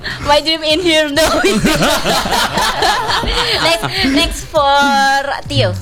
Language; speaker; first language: English; non-native, learner; Indonesian